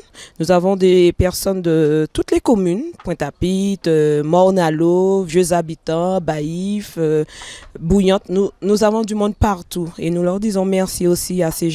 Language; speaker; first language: French; native; French